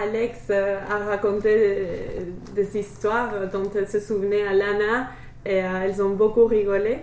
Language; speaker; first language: French; non-native, fluent; English